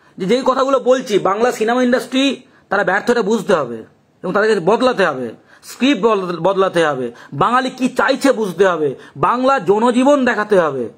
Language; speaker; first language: Bangla; native; Bangla